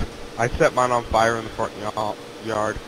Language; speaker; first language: English; native; English